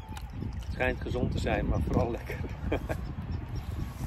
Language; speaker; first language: Dutch; native; Dutch